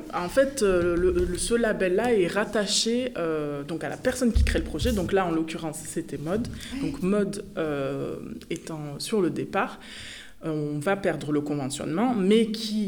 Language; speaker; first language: French; native; French